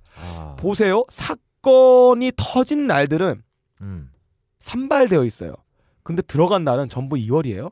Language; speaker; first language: Korean; native; Korean